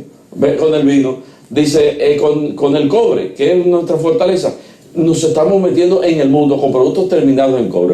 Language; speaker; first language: Spanish; native; Spanish